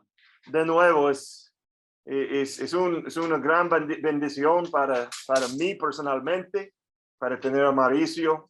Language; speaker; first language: Spanish; non-native, fluent; English